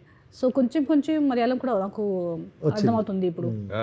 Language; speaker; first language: Telugu; non-native, learner; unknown